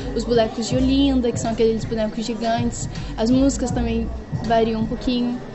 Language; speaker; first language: Portuguese; native; Portuguese